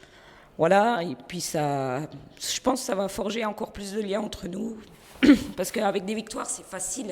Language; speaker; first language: French; native; French